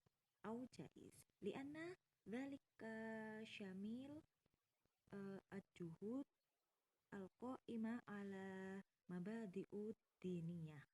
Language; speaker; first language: Arabic; non-native, learner; Indonesian